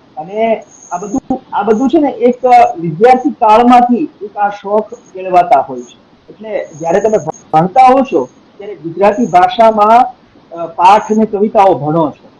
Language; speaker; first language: Gujarati; native; Gujarati